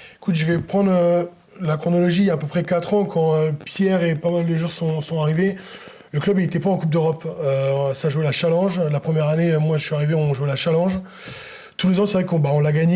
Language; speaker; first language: French; native; French